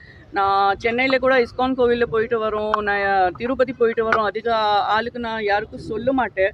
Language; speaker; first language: Tamil; non-native, fluent; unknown